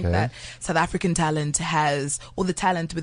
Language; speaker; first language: English; non-native, local second language; Portuguese